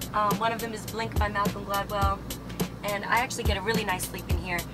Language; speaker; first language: English; native; English